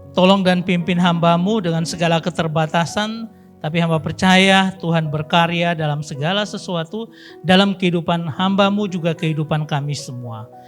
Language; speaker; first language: Indonesian; native; Indonesian